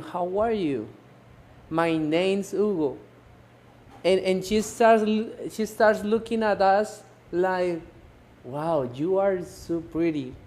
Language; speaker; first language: English; non-native, local second language; Spanish